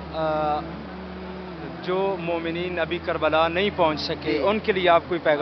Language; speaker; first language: Urdu; native; Urdu